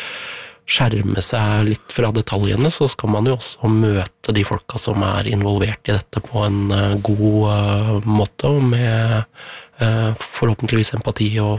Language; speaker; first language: Norwegian; native; Norwegian